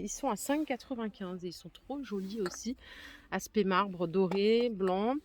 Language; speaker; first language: French; native; French